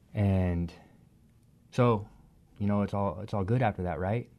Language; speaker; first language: English; native; English